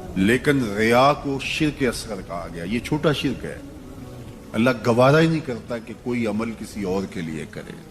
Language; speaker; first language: Urdu; non-native, local second language; Punjabi